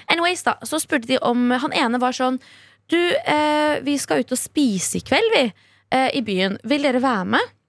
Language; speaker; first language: Norwegian; early bilingual, other home language; Kurdish